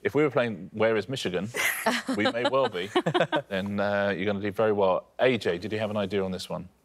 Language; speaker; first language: English; native; English